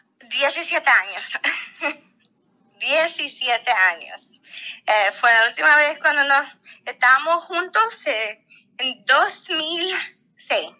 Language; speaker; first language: Spanish; non-native, fluent; Russian